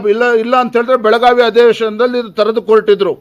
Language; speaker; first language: Kannada; native; Kannada